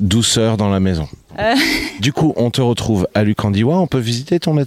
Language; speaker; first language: French; native; French